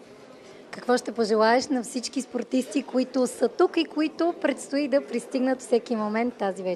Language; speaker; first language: Bulgarian; native; Bulgarian